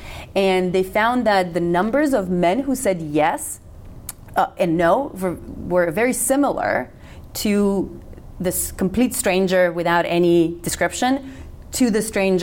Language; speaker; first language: English; non-native, fluent; Macedonian